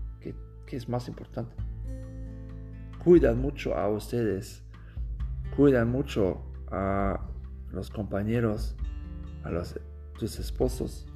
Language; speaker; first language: Spanish; non-native, learner; German